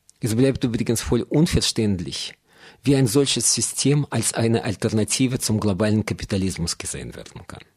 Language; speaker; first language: German; non-native, fluent; Russian